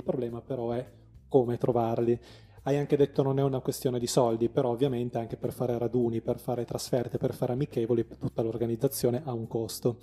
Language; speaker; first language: Italian; native; Italian